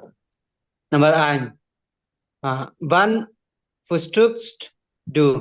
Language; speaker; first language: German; non-native, learner; Bangla